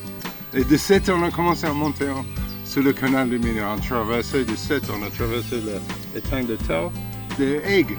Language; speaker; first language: French; non-native, fluent; English